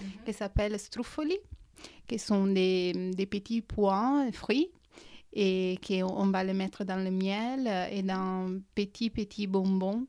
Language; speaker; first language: French; non-native, fluent; Italian